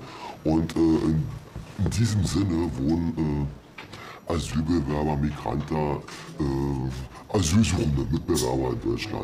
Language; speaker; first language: German; native; German